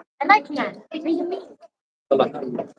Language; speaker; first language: English; non-native, learner; Arabic